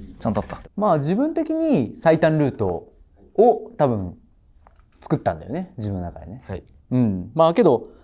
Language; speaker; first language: Japanese; native; Japanese